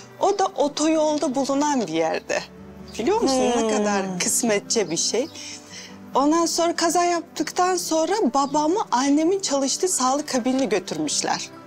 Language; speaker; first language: Turkish; non-native, fluent; Russian